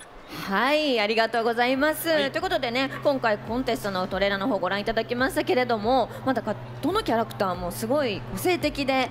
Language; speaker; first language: Japanese; native; Japanese